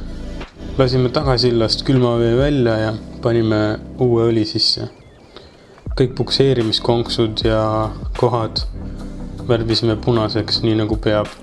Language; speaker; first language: Estonian; native; Estonian